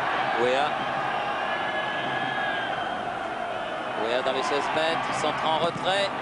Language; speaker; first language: French; native; French